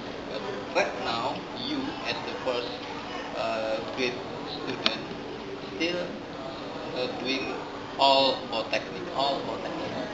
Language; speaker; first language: English; non-native, learner; Indonesian